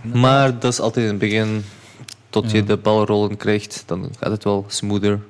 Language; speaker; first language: Dutch; early bilingual, other home language; Chechen